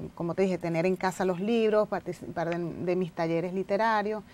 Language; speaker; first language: Spanish; native; Spanish